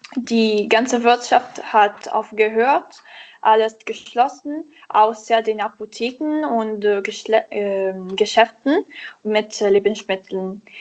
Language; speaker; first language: German; non-native, learner; Italian